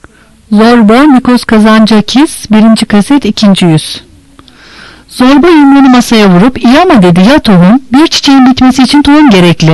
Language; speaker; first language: Turkish; native; Turkish